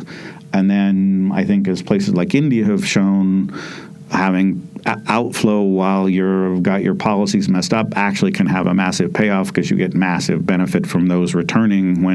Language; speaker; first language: English; native; English